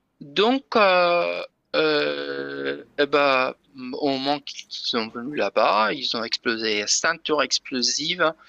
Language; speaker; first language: French; non-native, learner; Persian